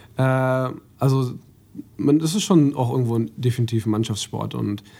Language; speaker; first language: German; native; German